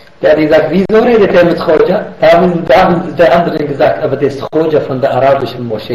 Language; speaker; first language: German; non-native, fluent; Arabic